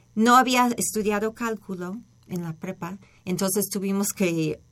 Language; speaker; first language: Spanish; non-native, fluent; English